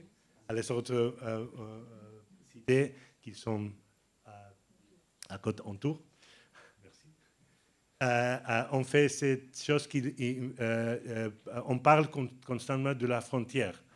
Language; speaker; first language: French; non-native, learner; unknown